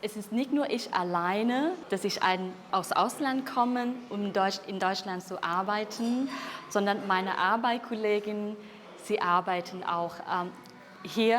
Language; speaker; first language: German; non-native, learner; Thai